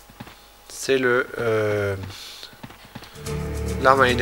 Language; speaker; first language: French; native; French